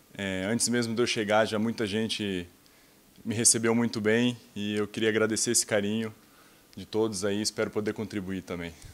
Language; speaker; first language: Portuguese; native; Portuguese